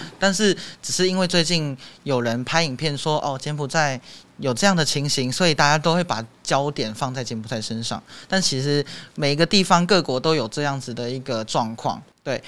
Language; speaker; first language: Chinese; native; Chinese